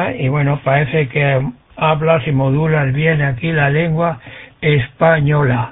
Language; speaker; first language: Spanish; native; Spanish